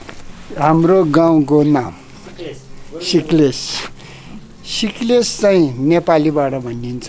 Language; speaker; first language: Nepali; non-native, local second language; Gurung